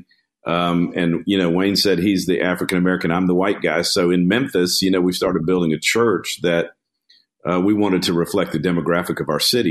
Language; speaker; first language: English; native; English